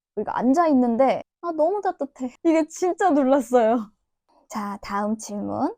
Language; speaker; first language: Korean; non-native, fluent; Turkish